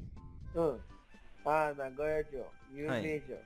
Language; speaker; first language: Japanese; non-native, fluent; Portuguese